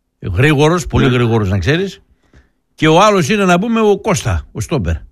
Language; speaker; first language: Greek; native; Greek